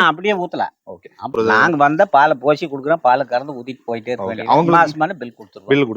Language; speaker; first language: Tamil; native; Tamil